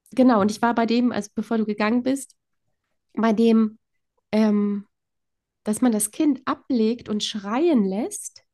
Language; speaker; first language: German; early bilingual, other home language; Polish